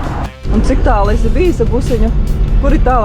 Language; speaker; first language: Latvian; native; Latvian